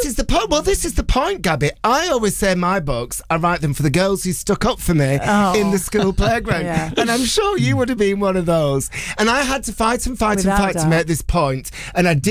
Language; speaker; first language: English; native; English